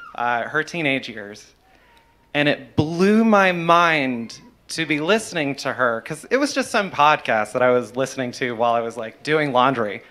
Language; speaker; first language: English; native; English